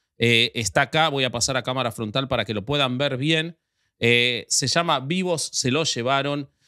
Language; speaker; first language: Spanish; native; Spanish